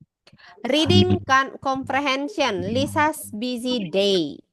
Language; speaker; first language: English; non-native, learner; Indonesian